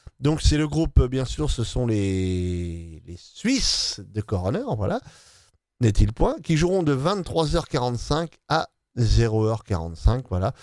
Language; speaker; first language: French; native; French